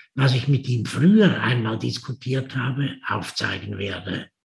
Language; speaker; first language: German; native; German